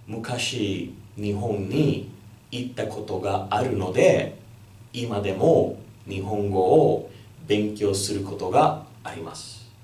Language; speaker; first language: Japanese; non-native, learner; English